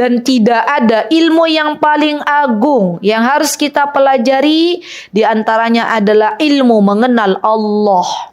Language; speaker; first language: Indonesian; native; Indonesian